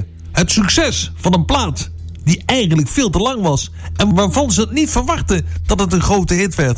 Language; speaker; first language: Dutch; native; Dutch